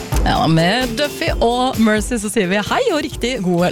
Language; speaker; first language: Norwegian; native; Norwegian